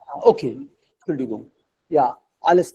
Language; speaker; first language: German; non-native, fluent; Hindi